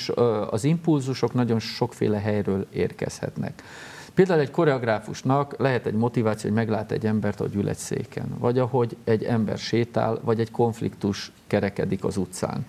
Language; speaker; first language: Hungarian; native; Hungarian